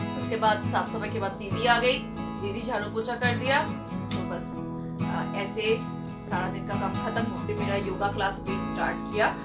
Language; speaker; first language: Hindi; non-native, local second language; Bangla